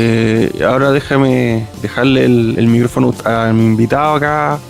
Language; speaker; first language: Spanish; native; Spanish